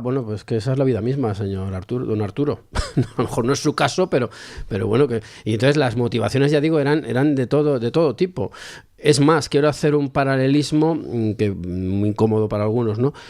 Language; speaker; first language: Spanish; native; Spanish